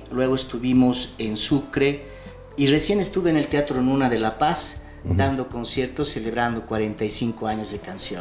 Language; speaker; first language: Spanish; native; Spanish